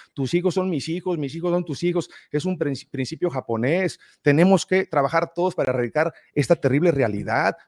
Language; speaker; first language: Spanish; native; Spanish